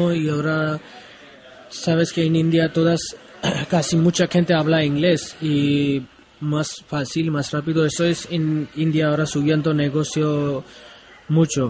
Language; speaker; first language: Spanish; non-native, learner; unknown